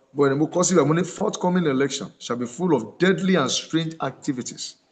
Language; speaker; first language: English; non-native, local second language; Yoruba